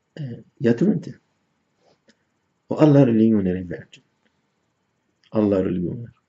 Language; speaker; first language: Swedish; non-native, fluent; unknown